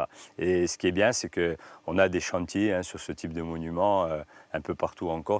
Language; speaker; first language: French; native; French